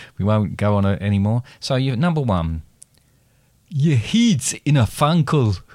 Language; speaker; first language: English; native; English